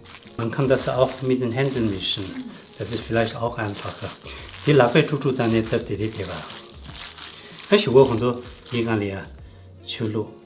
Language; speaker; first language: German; non-native, learner; Tibetan